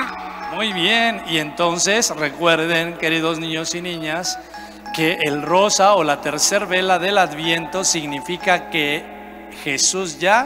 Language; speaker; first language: Spanish; native; Spanish